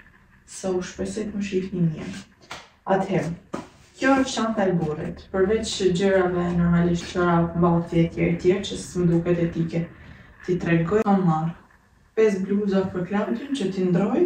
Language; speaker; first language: Albanian; native; Albanian